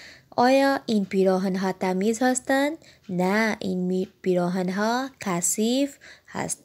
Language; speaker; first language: Persian; non-native, fluent; Urdu